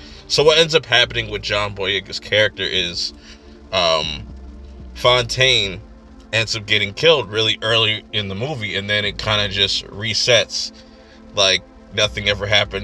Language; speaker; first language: English; native; English